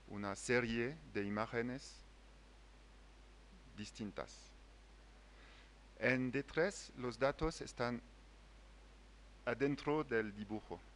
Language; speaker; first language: Spanish; non-native, fluent; French